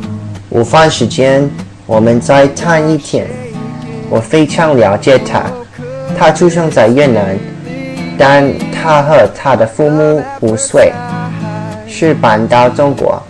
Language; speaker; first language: Chinese; non-native, learner; English